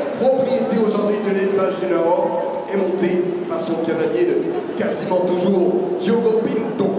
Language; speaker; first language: French; native; French